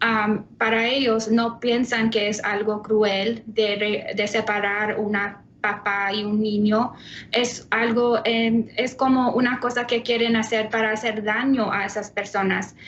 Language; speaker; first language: Spanish; early bilingual, heritage; Spanish